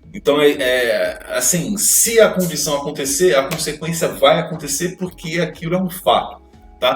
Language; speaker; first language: Portuguese; native; Portuguese